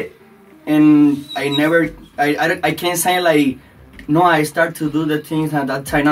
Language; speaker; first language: English; non-native, learner; Spanish